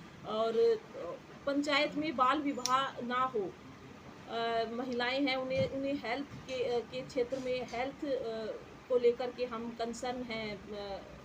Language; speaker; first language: Hindi; native; Hindi